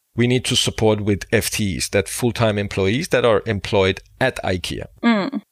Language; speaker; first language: English; non-native, fluent; Danish